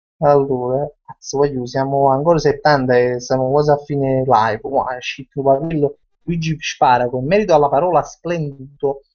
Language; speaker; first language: Italian; native; Italian